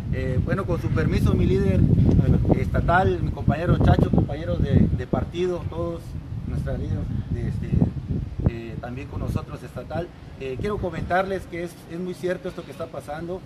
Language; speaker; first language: Spanish; native; Spanish